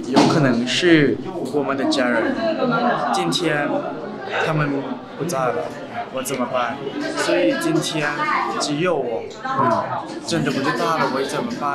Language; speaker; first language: Chinese; non-native, learner; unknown